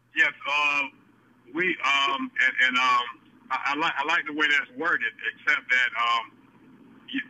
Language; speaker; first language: English; native; English